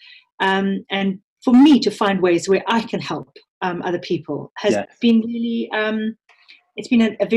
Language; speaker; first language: English; native; English